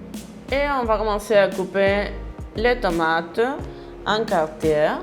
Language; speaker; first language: French; non-native, fluent; Spanish